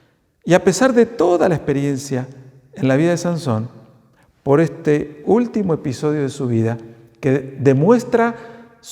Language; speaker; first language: Spanish; native; Spanish